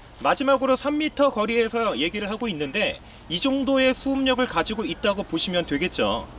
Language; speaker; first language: Korean; native; Korean